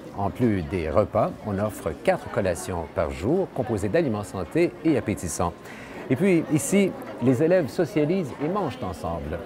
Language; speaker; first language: French; native; French